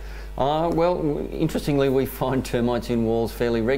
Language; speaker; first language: English; native; English